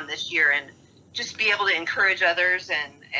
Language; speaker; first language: English; native; English